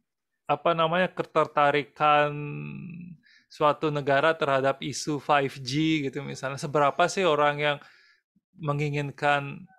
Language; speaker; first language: Indonesian; native; Indonesian